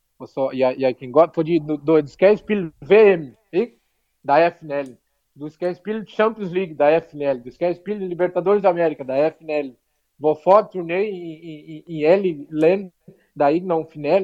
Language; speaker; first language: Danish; non-native, learner; Portuguese